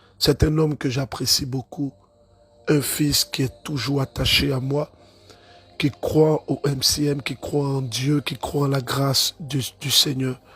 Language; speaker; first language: French; non-native, local second language; Ewe